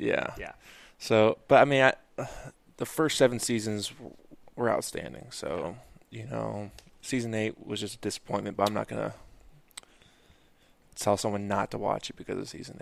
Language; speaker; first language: English; native; English